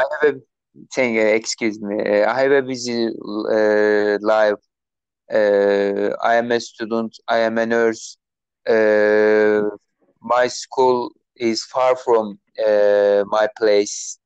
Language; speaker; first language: English; non-native, learner; Turkish